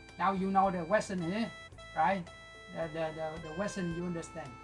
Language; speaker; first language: English; non-native, local second language; Vietnamese